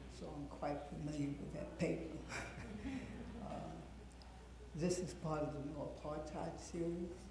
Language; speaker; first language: English; native; English